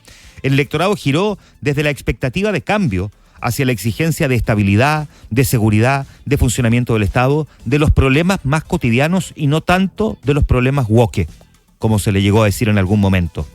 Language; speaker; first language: Spanish; native; Spanish